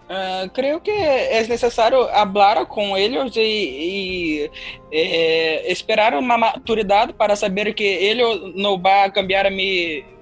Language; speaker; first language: Spanish; non-native, learner; Portuguese